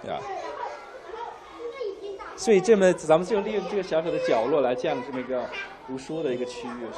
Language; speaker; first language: Chinese; native; Chinese